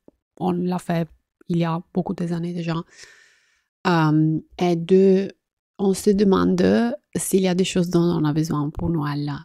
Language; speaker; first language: French; non-native, fluent; Italian